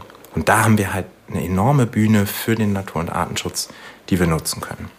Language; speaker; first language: German; native; German